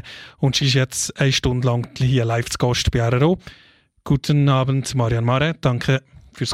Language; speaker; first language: German; native; German